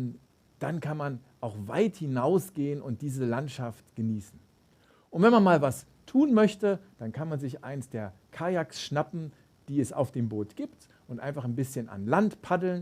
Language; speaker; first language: German; native; German